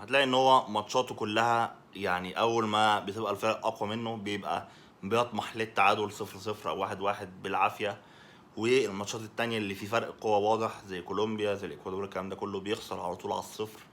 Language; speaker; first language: Arabic; native; Arabic